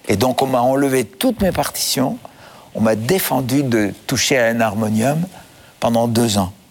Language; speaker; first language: French; non-native, fluent; Greek